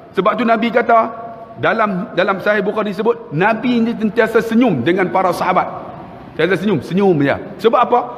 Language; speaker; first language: Malay; native; Malay